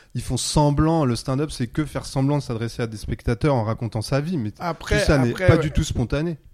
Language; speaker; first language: French; native; French